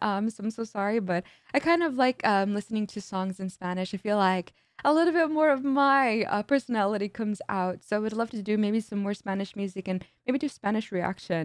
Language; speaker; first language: English; early bilingual, other home language; Spanish